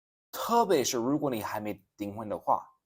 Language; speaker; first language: Chinese; non-native, fluent; English